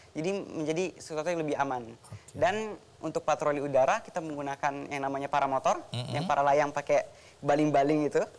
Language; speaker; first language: Indonesian; native; Indonesian